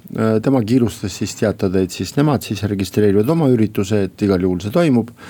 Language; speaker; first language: Estonian; non-native, local second language; Russian